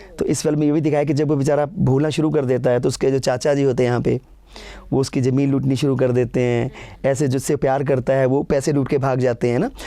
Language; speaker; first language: Hindi; non-native, local second language; Punjabi